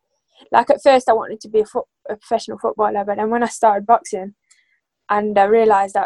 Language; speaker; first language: English; native; English